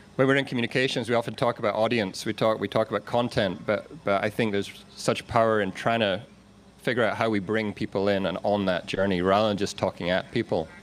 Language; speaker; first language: English; native; English